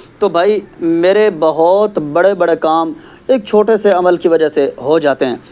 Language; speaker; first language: Urdu; non-native, local second language; Punjabi